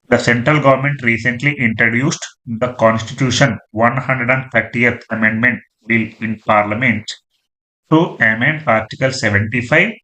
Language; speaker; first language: English; non-native, local second language; Telugu